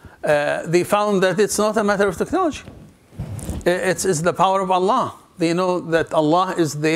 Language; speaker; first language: English; non-native, fluent; Arabic